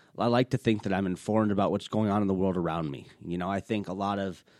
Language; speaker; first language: English; native; English